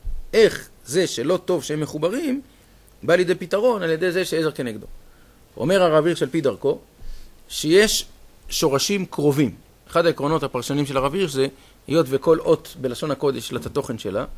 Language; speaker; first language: Hebrew; native; Hebrew